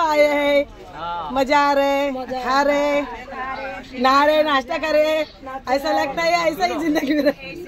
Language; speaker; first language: Hindi; non-native, local second language; Marathi